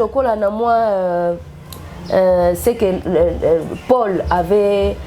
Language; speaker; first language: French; non-native, local second language; Lingala